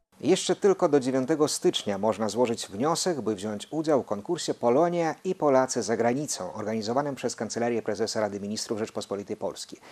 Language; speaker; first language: Polish; early bilingual, heritage; Polish